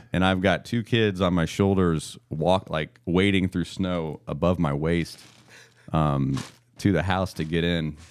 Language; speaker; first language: English; native; English